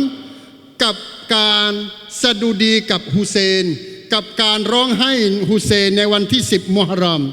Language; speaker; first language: Thai; non-native, local second language; Malay